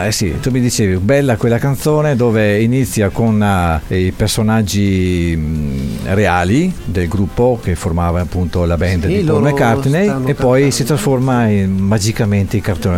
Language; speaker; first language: Italian; native; Italian